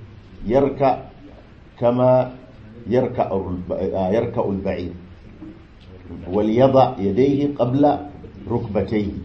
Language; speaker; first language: Arabic; non-native, fluent; Hausa